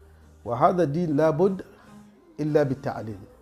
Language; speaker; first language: Arabic; non-native, fluent; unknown